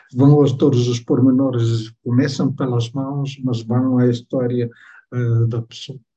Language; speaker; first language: Portuguese; non-native, fluent; Tetum